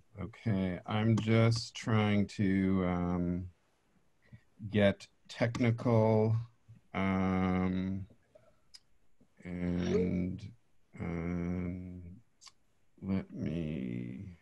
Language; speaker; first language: English; native; English